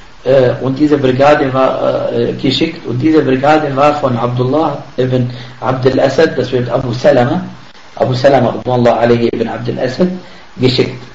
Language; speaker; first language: German; non-native, fluent; Arabic